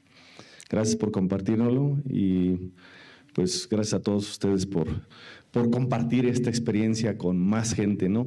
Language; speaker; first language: Spanish; native; Spanish